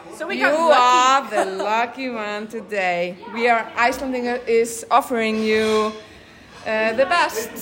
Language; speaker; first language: English; non-native, fluent; Danish